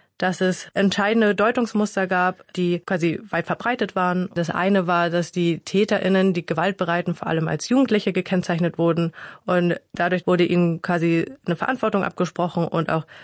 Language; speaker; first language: German; early bilingual, other home language; Vietnamese